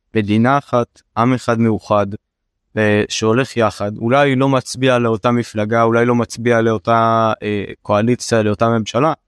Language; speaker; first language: Hebrew; native; Hebrew